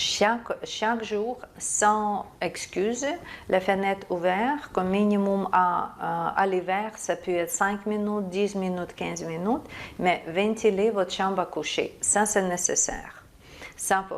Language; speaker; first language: French; non-native, fluent; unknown